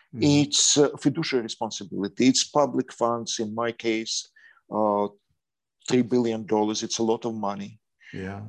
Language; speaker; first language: English; non-native, fluent; Ukrainian